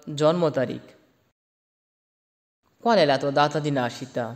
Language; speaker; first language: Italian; non-native, fluent; Bangla